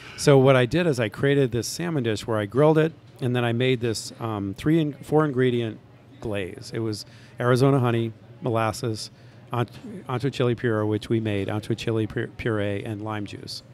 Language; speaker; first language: English; native; English